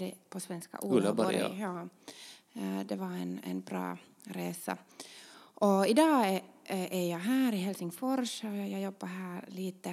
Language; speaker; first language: Swedish; non-native, local second language; Finnish